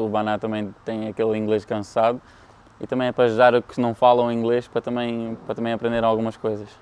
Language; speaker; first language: Portuguese; early bilingual, heritage; English